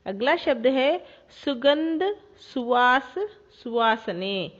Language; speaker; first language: Hindi; non-native, local second language; Kannada